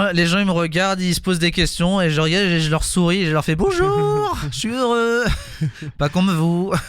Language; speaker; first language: French; native; French